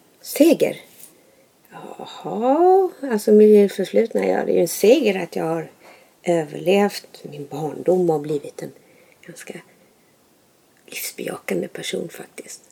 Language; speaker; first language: Swedish; native; Swedish